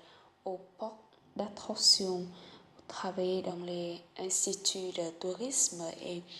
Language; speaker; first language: French; non-native, learner; Vietnamese